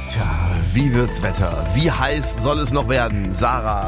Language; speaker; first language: German; native; German